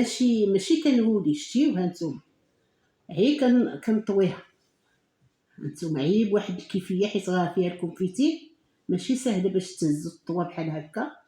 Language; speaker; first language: Arabic; native; Arabic